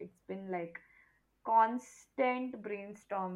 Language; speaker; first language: English; non-native, local second language; Kannada